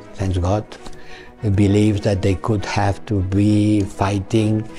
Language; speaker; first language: English; non-native, fluent; Catalan